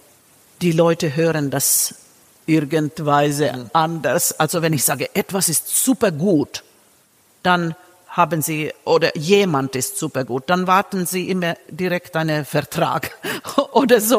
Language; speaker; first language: German; non-native, fluent; Finnish